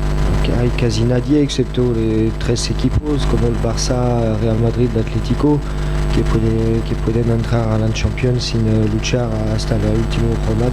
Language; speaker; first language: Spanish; non-native, fluent; French